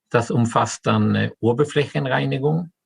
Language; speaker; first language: German; non-native, fluent; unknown